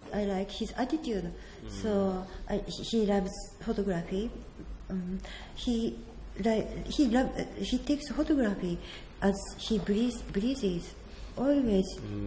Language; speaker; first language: English; non-native, learner; Japanese